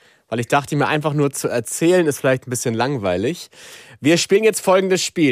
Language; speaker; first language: German; native; German